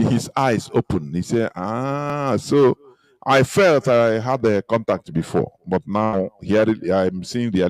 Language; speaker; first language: English; non-native, local second language; Igbo